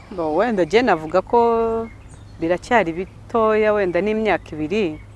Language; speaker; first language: Kinyarwanda; early bilingual, heritage; Kinyarwanda